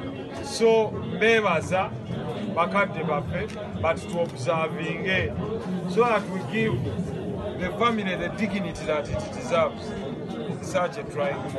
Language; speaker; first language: English; non-native, local second language; Ganda